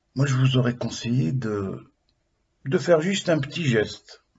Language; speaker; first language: French; non-native, local second language; Arabic